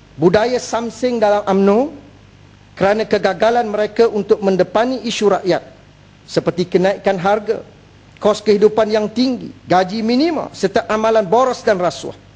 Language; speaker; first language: Malay; native; Malay